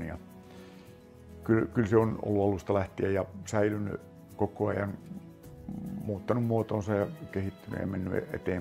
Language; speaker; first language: Finnish; native; Finnish